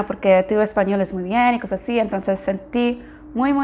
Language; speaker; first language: Spanish; non-native, fluent; English